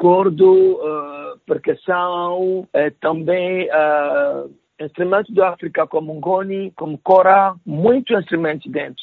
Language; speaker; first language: Portuguese; non-native, learner; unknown